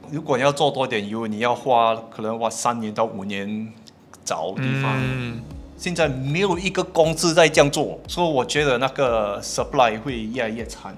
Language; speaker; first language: Chinese; non-native, local second language; English